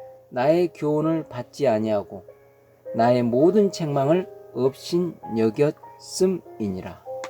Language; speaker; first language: Korean; native; Korean